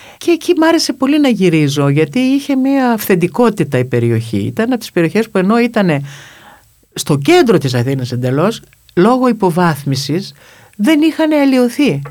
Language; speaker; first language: Greek; native; Greek